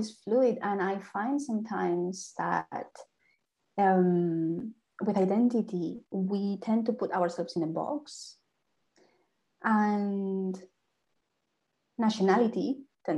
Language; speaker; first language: English; non-native, fluent; Spanish